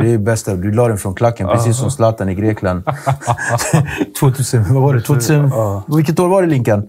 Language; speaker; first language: Swedish; native; Swedish